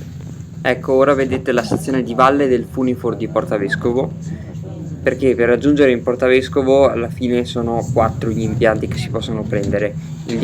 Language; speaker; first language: Italian; native; Italian